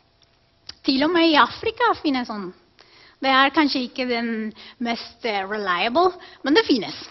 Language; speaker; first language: Norwegian; non-native, fluent; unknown